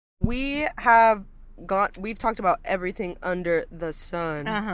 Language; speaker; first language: English; early bilingual, other home language; Spanish